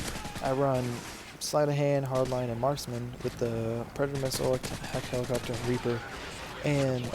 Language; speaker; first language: English; native; English